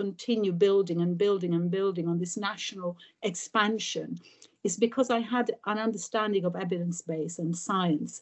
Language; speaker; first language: English; early bilingual, other home language; Italian